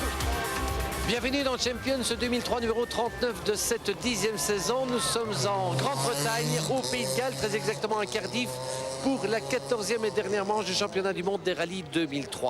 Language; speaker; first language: French; native; French